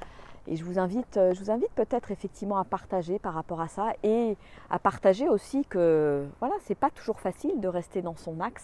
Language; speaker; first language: French; native; French